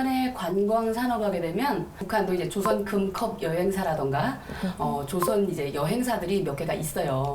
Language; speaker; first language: Korean; native; Korean